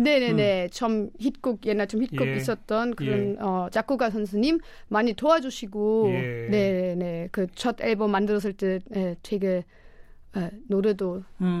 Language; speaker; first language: Korean; non-native, fluent; German